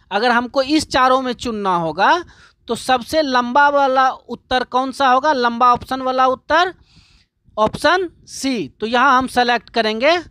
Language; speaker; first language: Hindi; native; Hindi